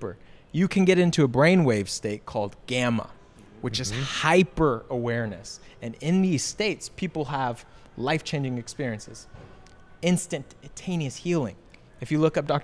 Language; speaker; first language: English; native; English